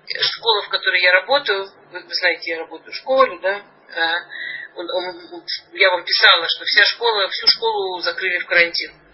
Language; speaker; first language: Russian; early bilingual, heritage; Russian